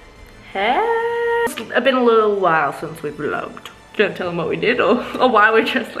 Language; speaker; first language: English; native; English